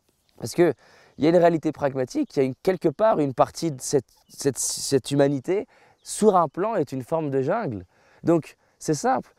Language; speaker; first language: French; native; French